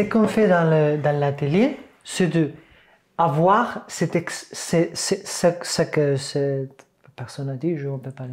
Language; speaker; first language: French; non-native, fluent; Catalan